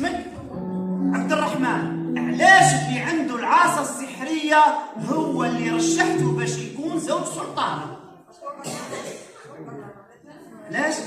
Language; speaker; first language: Arabic; native; Arabic